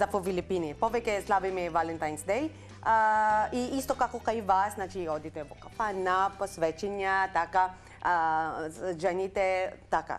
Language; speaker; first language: Macedonian; non-native, learner; Filipino